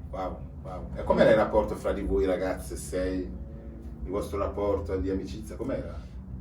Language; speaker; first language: Italian; native; Italian